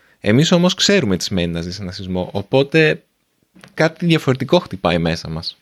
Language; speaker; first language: Greek; native; Greek